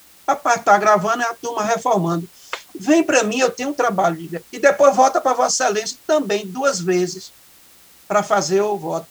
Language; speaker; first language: Portuguese; native; Portuguese